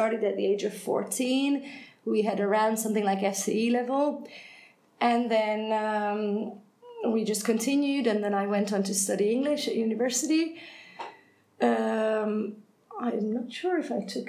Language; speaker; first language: English; non-native, fluent; Hungarian